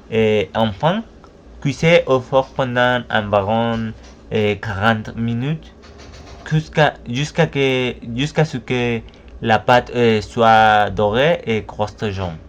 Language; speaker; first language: French; non-native, learner; Spanish